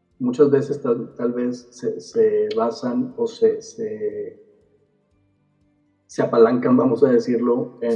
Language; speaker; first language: Spanish; native; Spanish